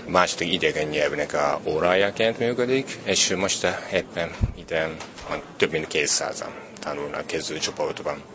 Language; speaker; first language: Hungarian; non-native, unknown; Japanese